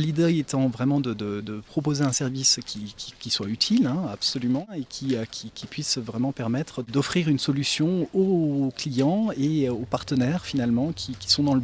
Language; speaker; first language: French; native; French